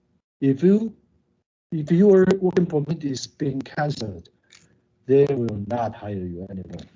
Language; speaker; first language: English; non-native, learner; Chinese